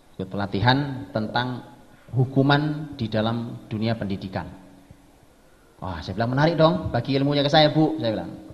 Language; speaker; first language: Indonesian; native; Indonesian